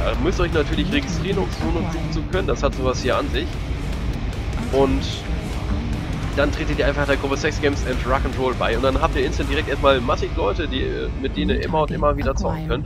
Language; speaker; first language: German; native; German